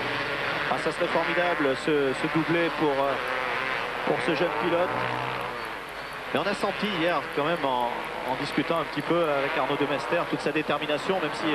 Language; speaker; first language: French; native; French